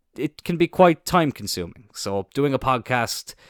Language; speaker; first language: English; native; English